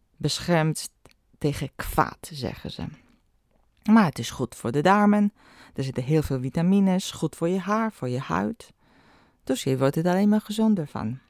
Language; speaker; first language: Dutch; non-native, fluent; Polish